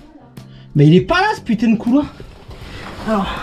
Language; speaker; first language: French; native; French